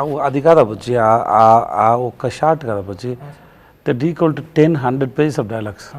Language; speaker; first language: Telugu; non-native, learner; Tamil